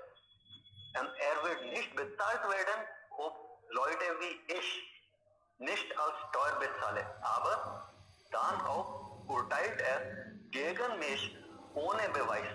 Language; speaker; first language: German; non-native, learner; Hindi